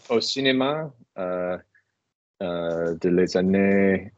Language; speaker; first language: French; non-native, learner; English